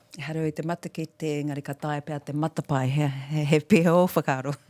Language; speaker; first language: Māori; non-native, local second language; English